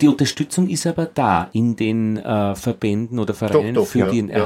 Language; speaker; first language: German; native; German